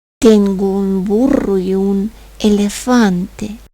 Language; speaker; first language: Spanish; non-native, fluent; Ukrainian